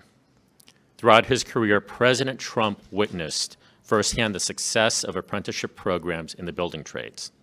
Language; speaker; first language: English; native; English